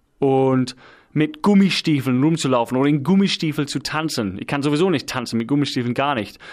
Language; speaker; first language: German; non-native, fluent; English